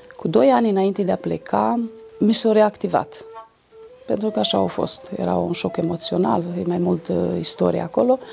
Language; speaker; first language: Romanian; native; Romanian